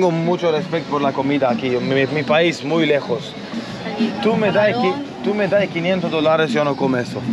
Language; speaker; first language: Spanish; non-native, learner; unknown